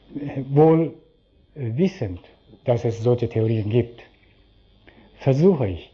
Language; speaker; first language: German; non-native, fluent; Japanese